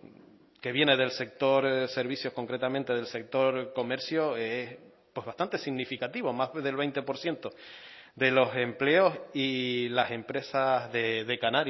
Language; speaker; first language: Spanish; native; Spanish